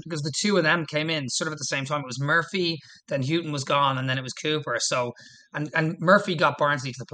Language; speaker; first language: English; native; English